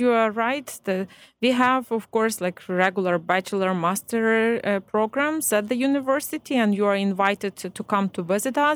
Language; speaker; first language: English; non-native, fluent; Ukrainian